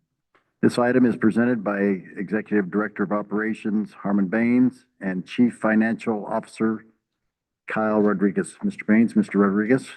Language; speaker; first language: English; native; English